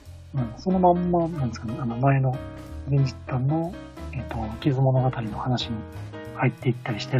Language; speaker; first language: Japanese; native; Japanese